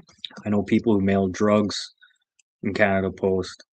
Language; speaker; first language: English; native; English